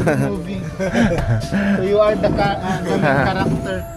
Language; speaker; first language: English; non-native, fluent; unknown